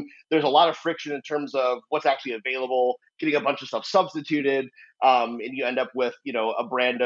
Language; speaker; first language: English; native; English